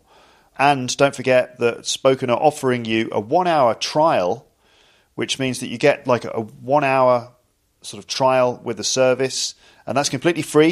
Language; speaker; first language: English; native; English